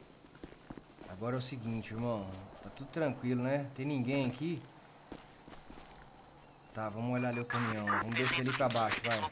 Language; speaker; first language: Portuguese; native; Portuguese